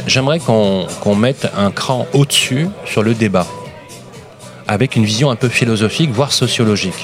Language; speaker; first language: French; native; French